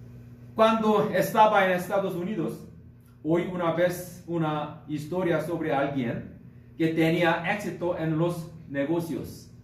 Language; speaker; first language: Spanish; non-native, learner; Korean